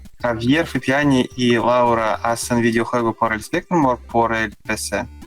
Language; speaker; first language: Spanish; non-native, learner; Russian